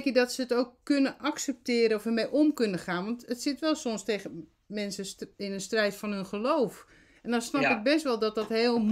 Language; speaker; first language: Dutch; native; Dutch